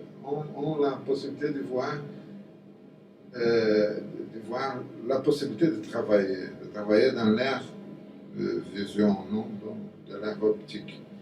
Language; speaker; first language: French; non-native, fluent; Portuguese